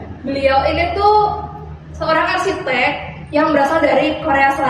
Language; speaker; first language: Indonesian; native; Indonesian